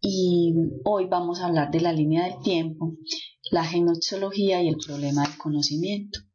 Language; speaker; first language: Spanish; native; Spanish